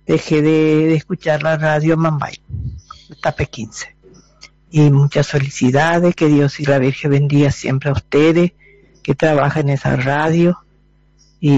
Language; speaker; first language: Spanish; native; Spanish